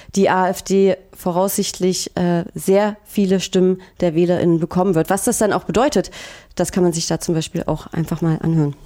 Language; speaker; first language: German; native; German